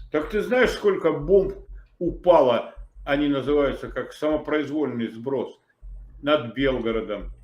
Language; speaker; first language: Russian; native; Russian